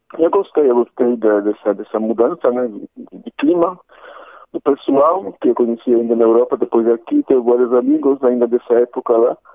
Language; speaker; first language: Portuguese; non-native, fluent; Polish